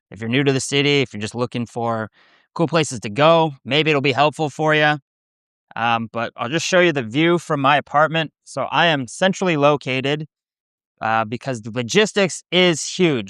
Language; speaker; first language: English; native; English